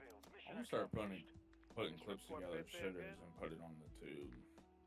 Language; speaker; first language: English; native; English